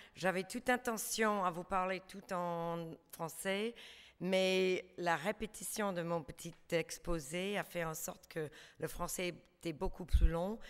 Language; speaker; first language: French; non-native, learner; English